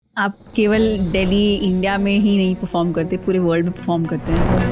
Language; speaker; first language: Hindi; native; Hindi